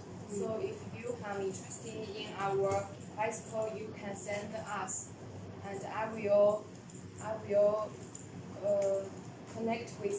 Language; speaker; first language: English; non-native, learner; Chinese